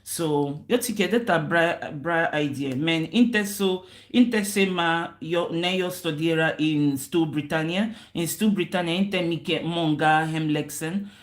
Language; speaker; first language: Swedish; non-native, learner; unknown